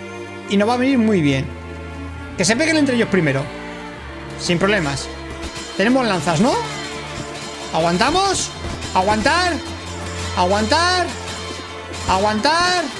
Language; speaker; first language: Spanish; native; Spanish